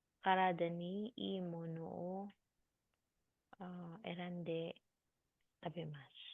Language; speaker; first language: Japanese; non-native, learner; Filipino